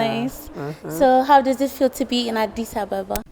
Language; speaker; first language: English; non-native, fluent; Amharic